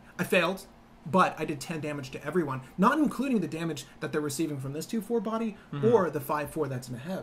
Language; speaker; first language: English; native; English